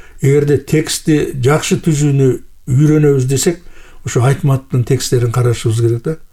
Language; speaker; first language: Kyrgyz; native; Kyrgyz